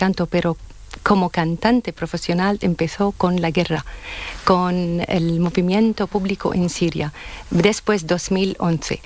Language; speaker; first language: Spanish; non-native, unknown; Arabic